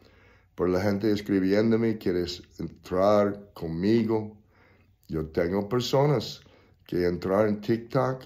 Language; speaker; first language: Spanish; non-native, learner; English